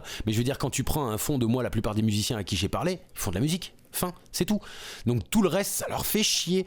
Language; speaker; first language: French; native; French